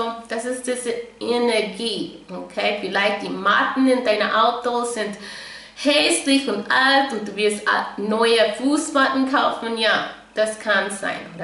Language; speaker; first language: German; non-native, fluent; English